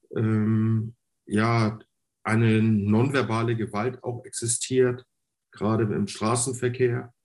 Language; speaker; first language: German; native; German